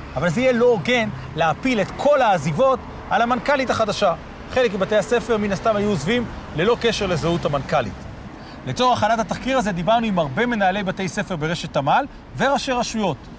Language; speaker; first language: Hebrew; native; Hebrew